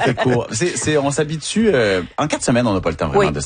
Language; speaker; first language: French; native; French